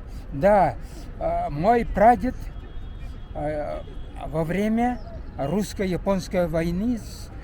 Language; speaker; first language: Russian; non-native, fluent; Mongolian